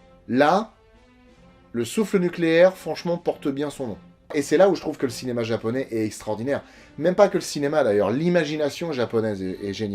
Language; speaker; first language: French; native; French